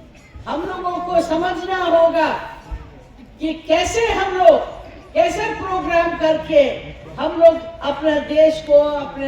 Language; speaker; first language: Hindi; non-native, local second language; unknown